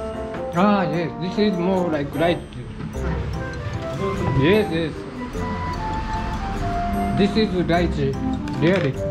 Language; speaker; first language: English; non-native, learner; Japanese